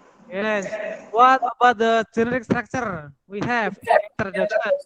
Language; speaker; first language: English; non-native, fluent; Indonesian